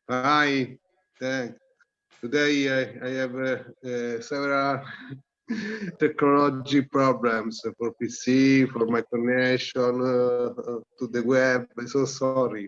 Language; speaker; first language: English; non-native, learner; Italian